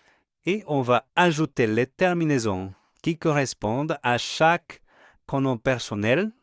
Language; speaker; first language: French; non-native, fluent; Spanish